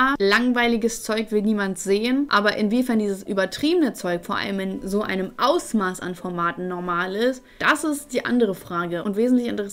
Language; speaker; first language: German; native; German